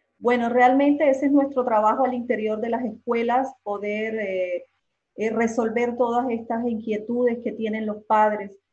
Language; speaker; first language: Spanish; native; Spanish